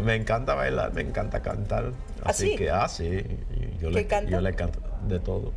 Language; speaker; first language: Spanish; early bilingual, heritage; Spanish